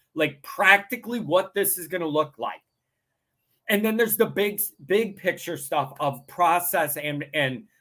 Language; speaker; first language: English; native; English